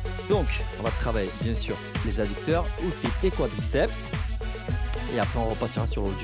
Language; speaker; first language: French; native; French